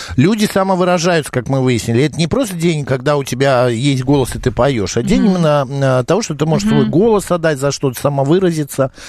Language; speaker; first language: Russian; native; Russian